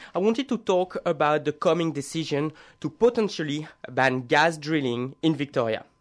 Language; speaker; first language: English; non-native, fluent; French